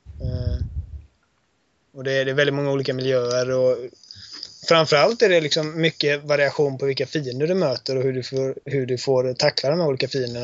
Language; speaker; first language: Swedish; native; Swedish